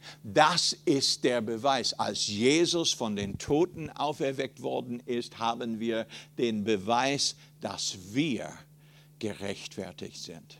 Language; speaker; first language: German; non-native, fluent; English